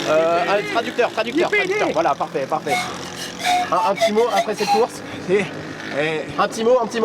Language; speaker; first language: French; native; French